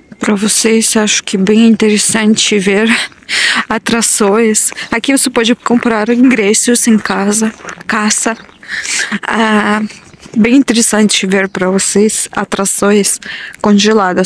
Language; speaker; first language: Portuguese; non-native, learner; Russian